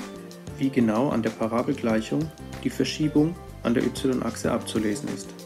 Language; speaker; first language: German; native; German